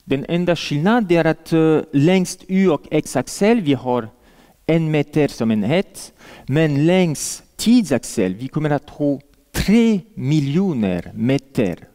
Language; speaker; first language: Swedish; non-native, fluent; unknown